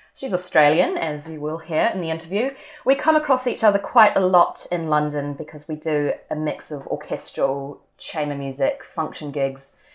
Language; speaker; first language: English; native; English